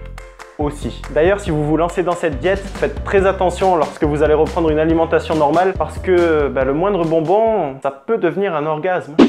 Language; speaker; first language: French; native; French